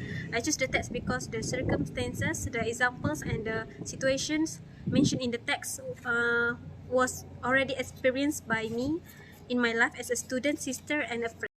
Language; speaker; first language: English; non-native, fluent; Malay